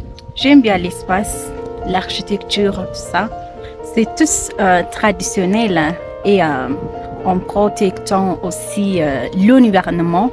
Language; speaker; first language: French; non-native, learner; Amharic